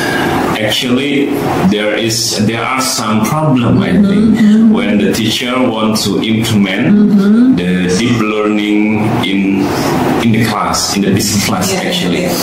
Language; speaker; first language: English; non-native, learner; Indonesian